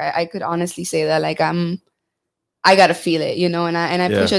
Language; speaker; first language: English; native; English